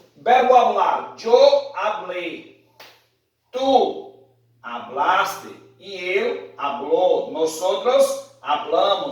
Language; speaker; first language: Spanish; non-native, fluent; Portuguese